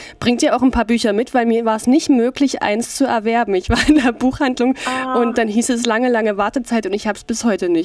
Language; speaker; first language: German; native; German